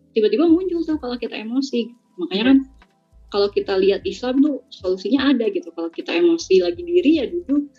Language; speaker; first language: Indonesian; native; Indonesian